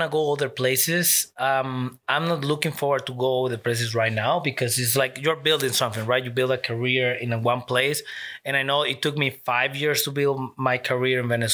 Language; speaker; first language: English; non-native, fluent; Spanish